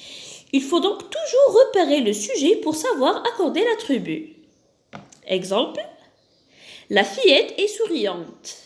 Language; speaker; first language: French; non-native, local second language; Arabic